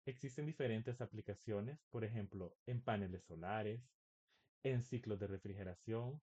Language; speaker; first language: Spanish; native; Spanish